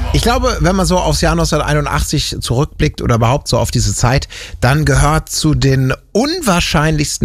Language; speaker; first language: German; native; German